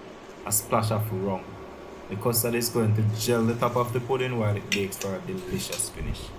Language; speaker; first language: English; native; English